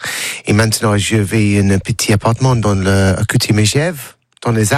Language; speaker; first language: French; non-native, learner; English